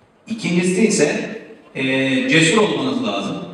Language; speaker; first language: Turkish; native; Turkish